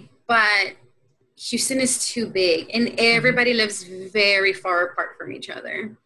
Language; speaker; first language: English; native; English